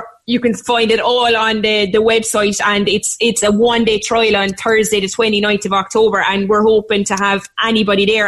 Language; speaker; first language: English; native; English